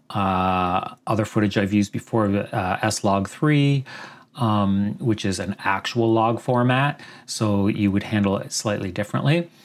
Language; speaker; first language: English; native; English